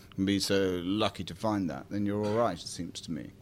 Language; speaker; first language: English; native; English